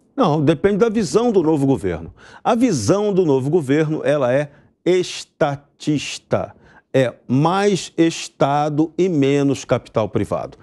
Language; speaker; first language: Portuguese; native; Portuguese